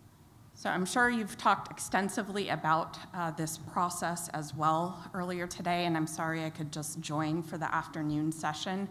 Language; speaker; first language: English; native; English